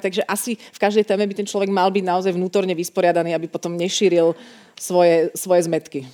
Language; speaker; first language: Slovak; native; Slovak